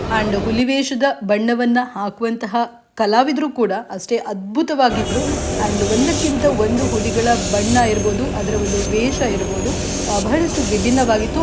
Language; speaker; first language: Kannada; non-native, local second language; Konkani